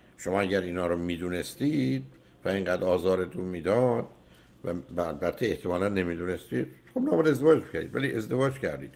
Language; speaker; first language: Persian; native; Persian